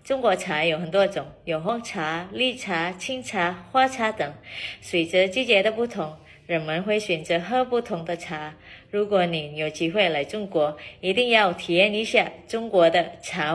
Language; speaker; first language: Chinese; non-native, learner; Indonesian